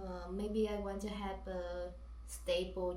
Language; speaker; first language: English; non-native, learner; Vietnamese